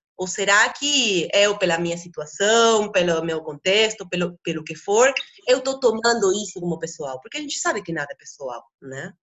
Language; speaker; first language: Portuguese; non-native, fluent; Spanish